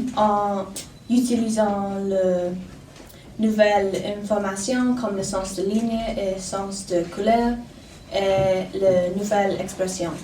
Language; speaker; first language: French; non-native, learner; English